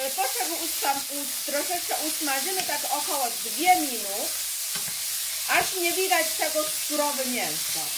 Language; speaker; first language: Polish; non-native, learner; Chinese